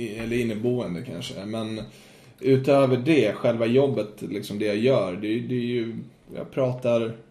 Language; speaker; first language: Swedish; native; Swedish